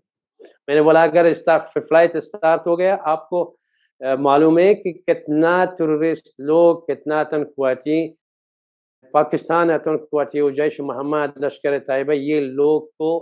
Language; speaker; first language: Hindi; non-native, learner; Persian